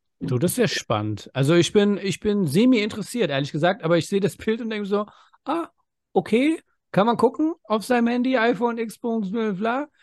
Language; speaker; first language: German; early bilingual, other home language; Persian